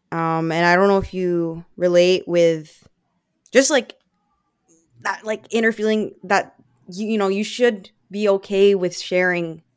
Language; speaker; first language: English; non-native, fluent; Filipino